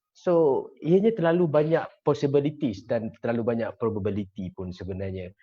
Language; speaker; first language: Malay; native; Malay